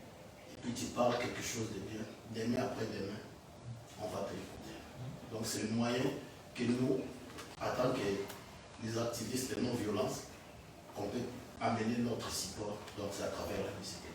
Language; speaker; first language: French; non-native, local second language; Lingala